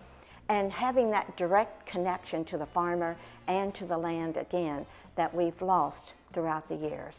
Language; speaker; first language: English; native; English